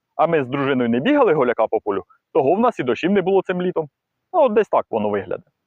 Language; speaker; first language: Ukrainian; non-native, local second language; Russian